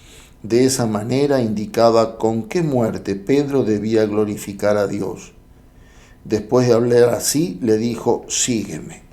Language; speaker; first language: Spanish; native; Spanish